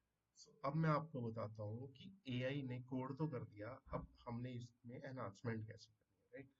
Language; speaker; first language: Hindi; non-native, local second language; Punjabi